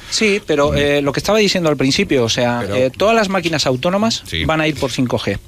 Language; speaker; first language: Spanish; native; Spanish